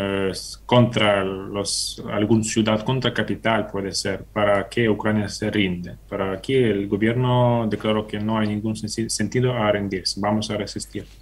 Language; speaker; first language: Spanish; non-native, fluent; Ukrainian